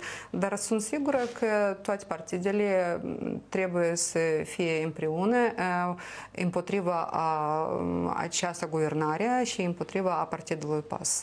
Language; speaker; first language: Romanian; non-native, local second language; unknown